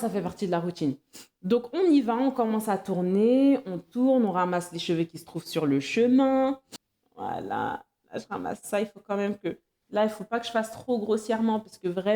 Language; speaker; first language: French; non-native, local second language; Haitian Creole